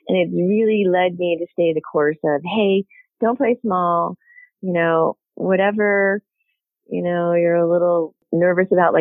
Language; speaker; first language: English; native; English